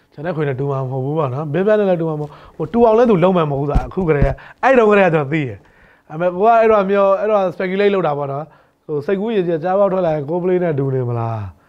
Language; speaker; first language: Burmese; native; Burmese